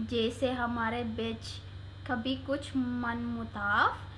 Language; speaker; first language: Hindi; non-native, learner; Indonesian